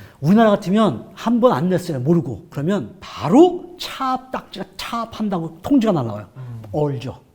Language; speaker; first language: Korean; native; Korean